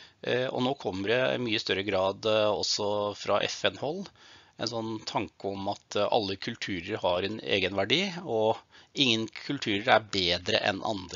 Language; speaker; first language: Norwegian; native; Norwegian